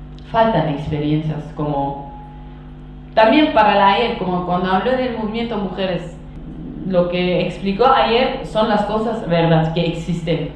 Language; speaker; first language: Spanish; non-native, fluent; Kurdish